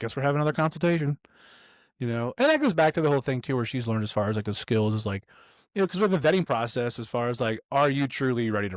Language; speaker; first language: English; native; English